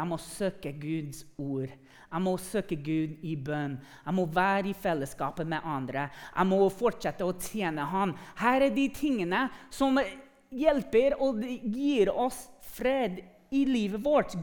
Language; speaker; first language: Norwegian; non-native, fluent; English